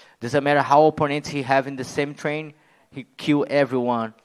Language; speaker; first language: English; non-native, learner; Portuguese